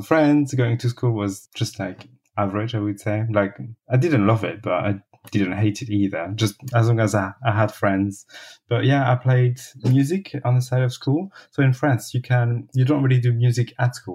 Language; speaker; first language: English; non-native, fluent; French